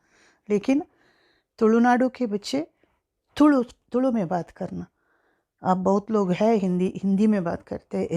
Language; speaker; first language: Hindi; non-native, local second language; Tulu